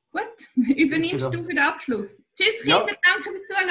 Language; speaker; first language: German; native; German